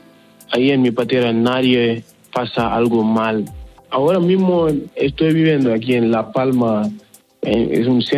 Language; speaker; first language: Spanish; non-native, learner; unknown